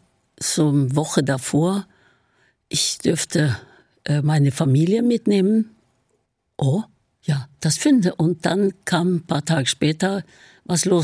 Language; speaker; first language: German; non-native, fluent; Norwegian